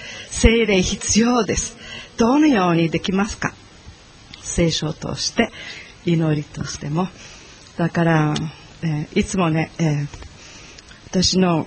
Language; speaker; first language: Japanese; non-native, learner; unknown